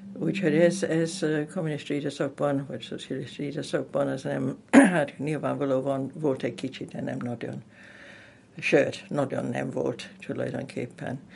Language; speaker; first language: Hungarian; non-native, fluent; English